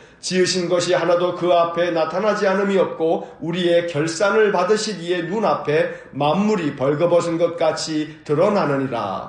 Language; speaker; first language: Korean; native; Korean